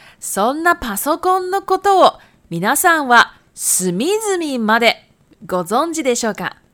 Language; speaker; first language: Japanese; non-native, fluent; Chinese